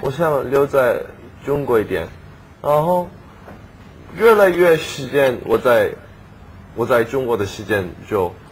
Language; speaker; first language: Chinese; non-native, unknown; English